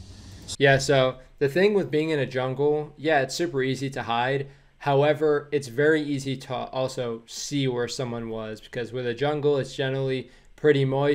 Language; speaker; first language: English; native; English